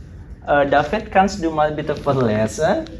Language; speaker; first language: German; non-native, fluent; Indonesian